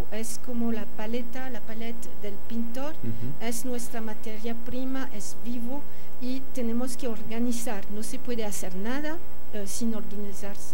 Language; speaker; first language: Spanish; non-native, fluent; French